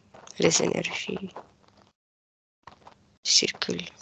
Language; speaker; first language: French; non-native, fluent; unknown